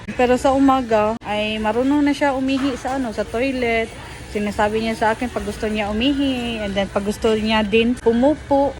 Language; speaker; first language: Filipino; non-native, local second language; Cebuano